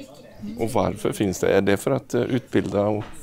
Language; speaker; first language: Swedish; native; Swedish